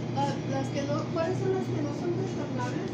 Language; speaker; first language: Spanish; native; Spanish